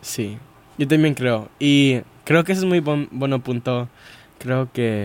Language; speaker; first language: Spanish; early bilingual, heritage; Spanish